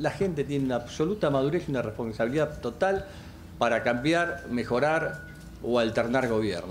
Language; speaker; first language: Spanish; native; Spanish